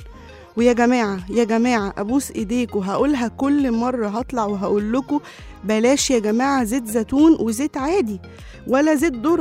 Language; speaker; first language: Arabic; native; Arabic